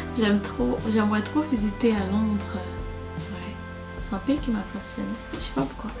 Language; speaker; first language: French; non-native, local second language; Haitian Creole